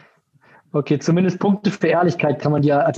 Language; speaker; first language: German; native; German